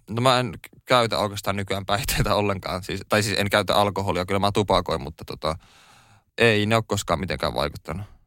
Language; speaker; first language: Finnish; native; Finnish